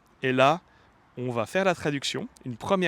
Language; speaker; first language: French; native; French